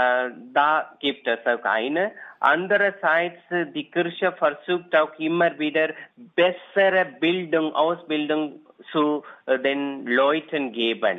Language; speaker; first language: German; non-native, learner; Tamil